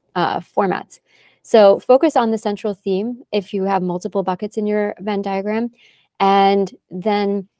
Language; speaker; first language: English; native; English